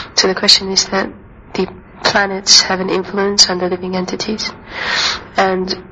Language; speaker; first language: English; non-native, fluent; Hungarian